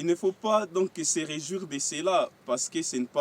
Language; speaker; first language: French; non-native, local second language; Swahili